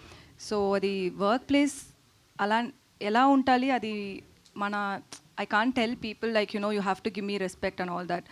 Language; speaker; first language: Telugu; non-native, fluent; Tamil